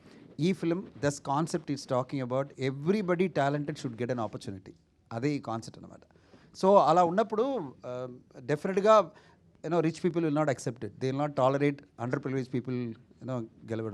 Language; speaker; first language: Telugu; non-native, fluent; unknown